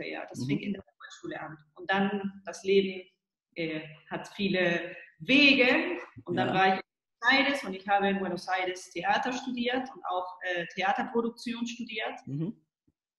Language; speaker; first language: German; early bilingual, heritage; Spanish